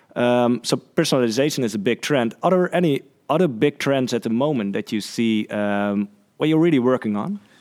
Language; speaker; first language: English; non-native, fluent; Dutch